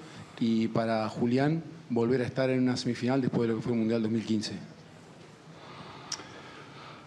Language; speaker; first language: Spanish; native; Spanish